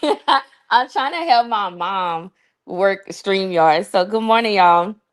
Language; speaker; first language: English; native; English